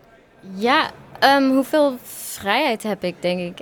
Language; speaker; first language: Dutch; native; Dutch